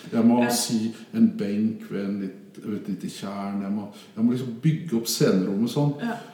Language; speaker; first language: Norwegian; native; Norwegian